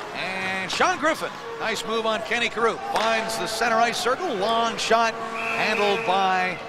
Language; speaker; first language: English; native; English